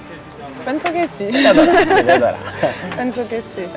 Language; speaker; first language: Italian; non-native, learner; Albanian